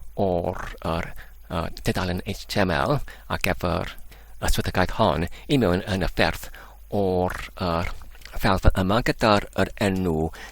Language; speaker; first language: Welsh; non-native, fluent; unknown